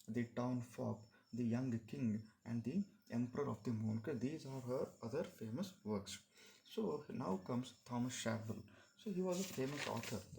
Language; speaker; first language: English; non-native, local second language; Kannada